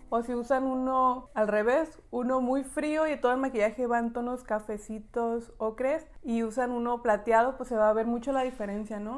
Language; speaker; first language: Spanish; native; Spanish